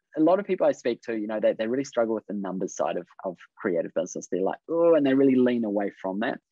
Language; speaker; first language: English; native; English